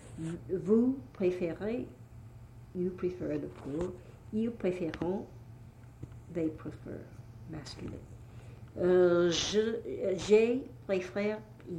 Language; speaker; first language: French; non-native, learner; English